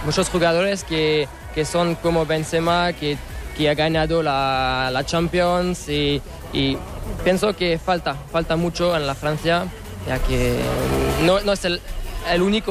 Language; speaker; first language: Spanish; non-native, learner; French